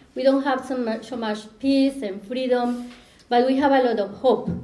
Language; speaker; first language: English; non-native, fluent; Spanish